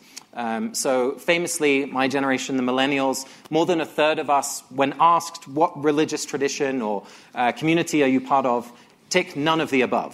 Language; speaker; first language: English; native; English